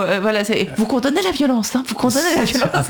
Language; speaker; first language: French; native; French